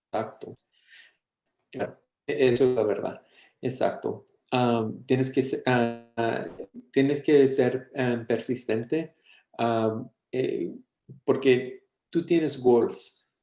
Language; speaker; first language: Spanish; early bilingual, heritage; English